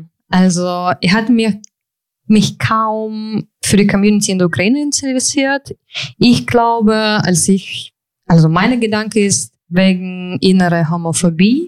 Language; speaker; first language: German; non-native, fluent; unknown